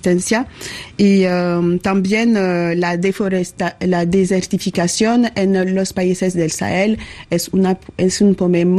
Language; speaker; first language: Spanish; non-native, learner; French